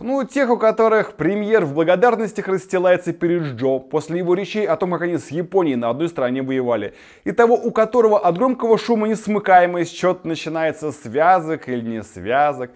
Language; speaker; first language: Russian; native; Russian